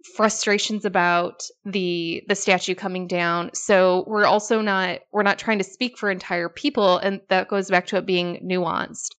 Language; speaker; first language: English; native; English